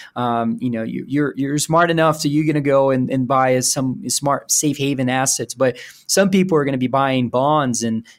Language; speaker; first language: English; non-native, fluent; Portuguese